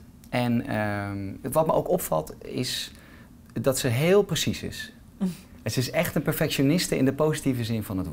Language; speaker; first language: Dutch; native; Dutch